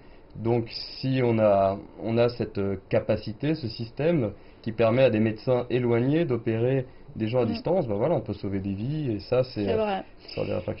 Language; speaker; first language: French; native; French